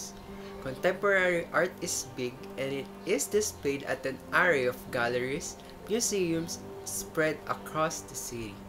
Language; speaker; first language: English; non-native, local second language; Filipino